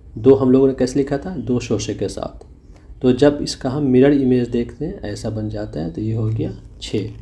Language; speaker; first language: Hindi; native; Hindi